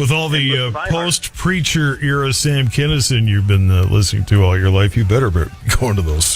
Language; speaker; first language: English; native; English